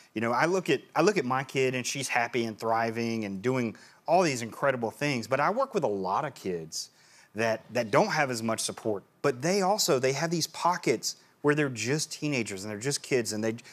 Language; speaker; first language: English; native; English